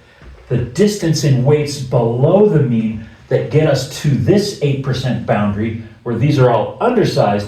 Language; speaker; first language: English; native; English